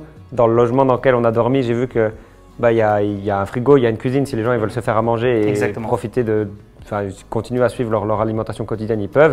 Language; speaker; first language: French; native; French